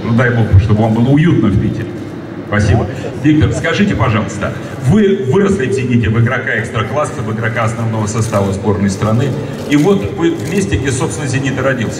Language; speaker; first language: Russian; native; Russian